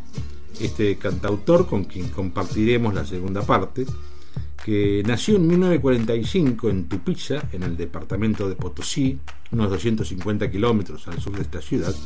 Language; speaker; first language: Spanish; native; Spanish